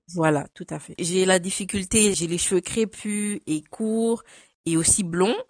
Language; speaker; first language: French; early bilingual, other home language; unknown